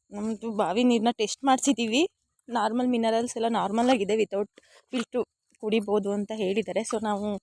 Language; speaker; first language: Kannada; native; Kannada